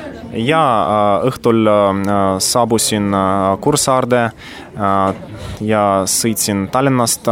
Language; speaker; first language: Estonian; non-native, learner; Russian